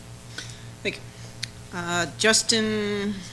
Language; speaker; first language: English; native; English